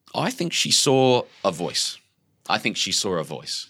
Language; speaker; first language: English; native; English